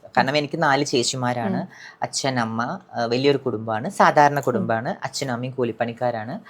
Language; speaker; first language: Malayalam; native; Malayalam